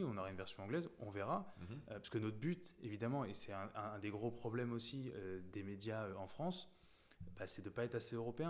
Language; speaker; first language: French; native; French